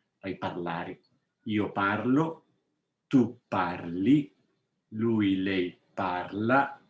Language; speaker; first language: Italian; non-native, fluent; English